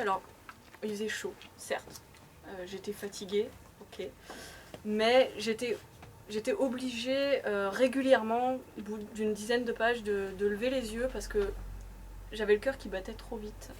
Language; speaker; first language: French; native; French